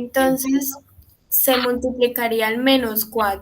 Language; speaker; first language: Spanish; native; Spanish